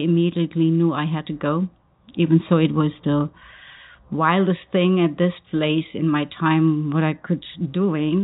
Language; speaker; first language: English; non-native, fluent; German